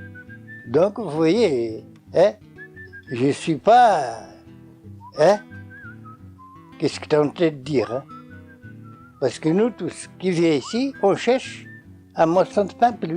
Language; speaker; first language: French; non-native, learner; Portuguese